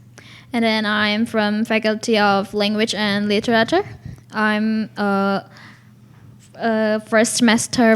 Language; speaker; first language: English; non-native, learner; Indonesian